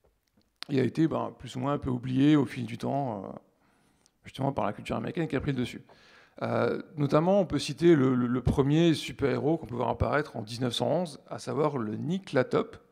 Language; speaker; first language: French; native; French